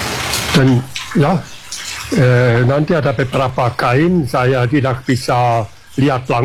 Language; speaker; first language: Indonesian; non-native, fluent; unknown